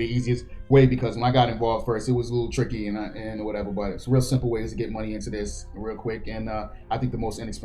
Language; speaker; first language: English; native; English